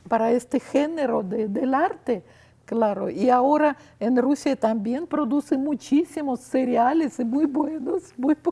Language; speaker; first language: Spanish; non-native, fluent; Russian